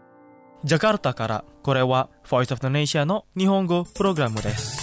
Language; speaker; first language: Japanese; non-native, fluent; Indonesian